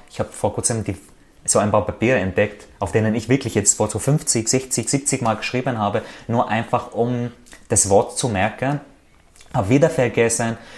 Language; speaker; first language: German; non-native, fluent; Arabic